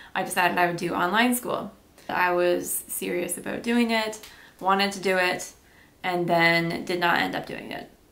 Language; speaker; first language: English; native; English